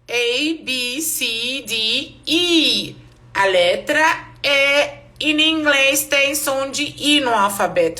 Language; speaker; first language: Portuguese; non-native, fluent; English